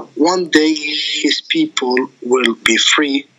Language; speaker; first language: English; non-native, fluent; Arabic